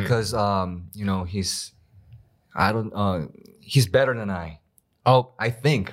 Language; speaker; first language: English; non-native, learner; Korean